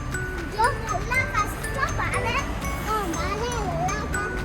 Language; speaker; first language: Korean; early bilingual, heritage; Korean